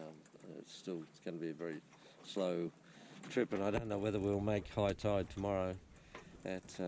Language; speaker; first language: English; native; English